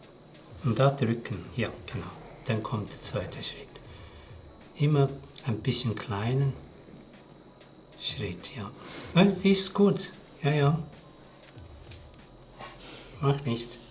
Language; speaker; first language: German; non-native, learner; Tibetan